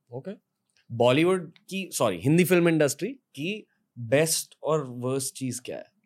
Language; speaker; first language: Hindi; native; Hindi